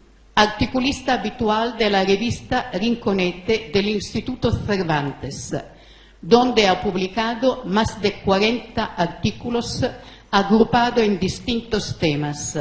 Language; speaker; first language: Spanish; non-native, fluent; Italian